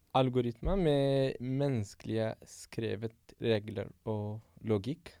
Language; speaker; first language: Norwegian; non-native, fluent; Arabic